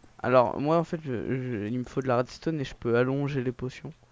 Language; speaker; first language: French; native; French